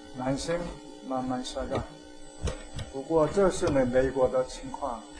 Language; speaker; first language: Chinese; non-native, fluent; Korean